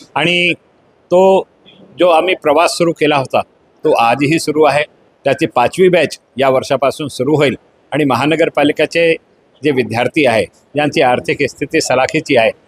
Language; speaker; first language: Marathi; non-native, local second language; Hindi